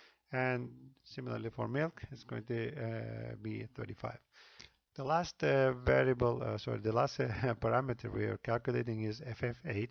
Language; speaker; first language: English; non-native, fluent; Turkish